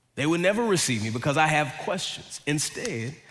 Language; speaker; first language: English; native; English